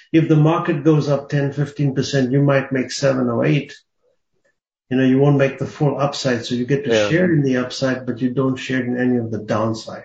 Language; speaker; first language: English; native; English